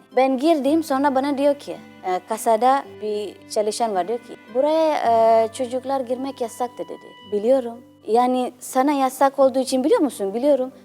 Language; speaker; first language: Turkish; non-native, fluent; Indonesian